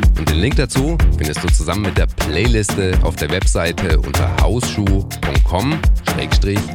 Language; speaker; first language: German; native; German